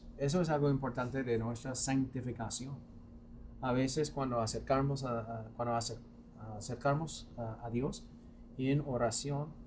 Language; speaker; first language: Spanish; non-native, fluent; English